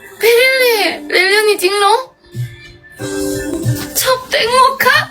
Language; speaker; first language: Thai; non-native, learner; Korean